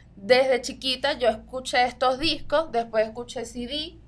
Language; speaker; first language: Spanish; native; Spanish